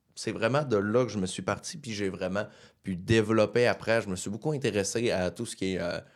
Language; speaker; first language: French; native; French